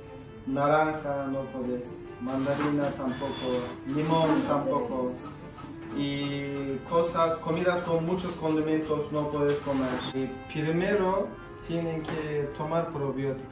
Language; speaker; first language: Spanish; non-native, fluent; Turkish